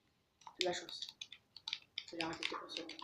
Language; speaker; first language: French; native; French